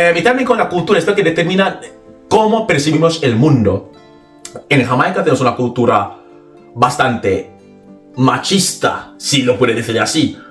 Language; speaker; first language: Spanish; non-native, fluent; English